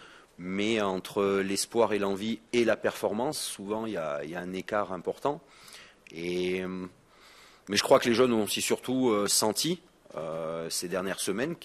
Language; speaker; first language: French; native; French